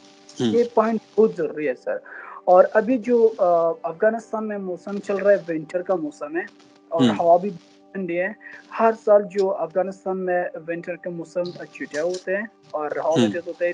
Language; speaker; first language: Hindi; non-native, fluent; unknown